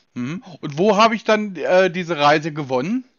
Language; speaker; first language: German; native; German